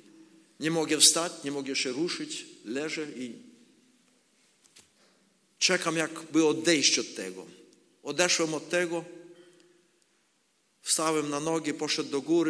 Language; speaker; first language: Polish; non-native, learner; Ukrainian